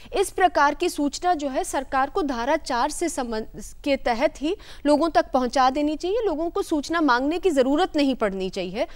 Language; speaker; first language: Hindi; native; Hindi